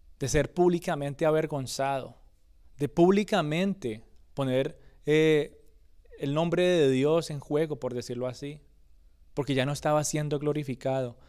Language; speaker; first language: Spanish; early bilingual, other home language; English